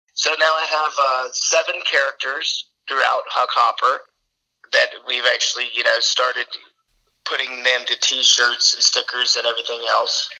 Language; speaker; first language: English; native; English